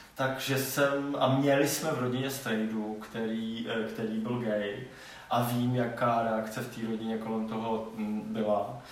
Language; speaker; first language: Czech; non-native, local second language; Polish